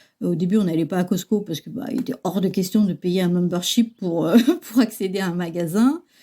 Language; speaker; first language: French; early bilingual, other home language; Chinese